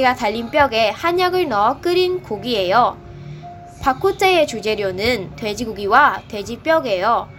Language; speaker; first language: Korean; non-native, fluent; Malay